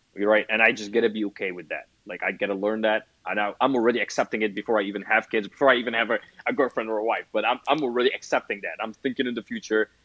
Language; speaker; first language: English; non-native, fluent; Arabic